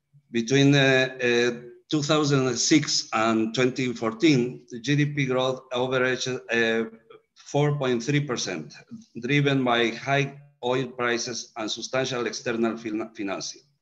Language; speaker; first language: English; non-native, fluent; Spanish